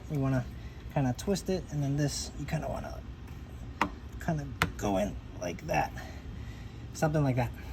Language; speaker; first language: English; native; English